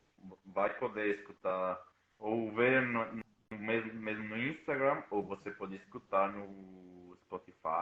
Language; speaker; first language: Portuguese; non-native, fluent; Spanish